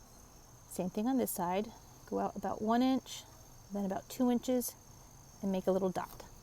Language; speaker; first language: English; native; English